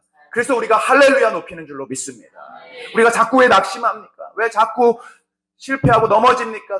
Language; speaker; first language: Korean; native; Korean